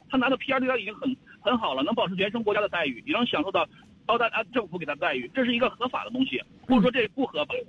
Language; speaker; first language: Chinese; native; Chinese